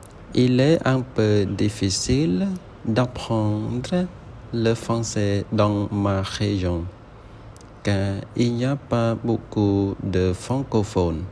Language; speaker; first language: French; non-native, learner; Khmer